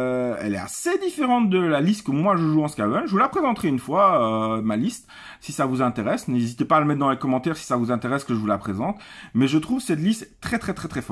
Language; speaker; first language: French; native; French